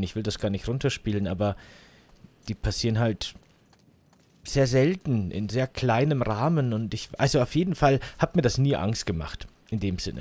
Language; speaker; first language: German; native; German